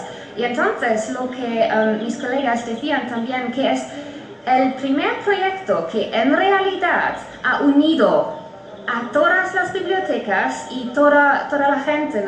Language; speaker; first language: Spanish; non-native, fluent; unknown